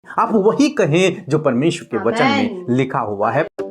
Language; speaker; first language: Hindi; native; Hindi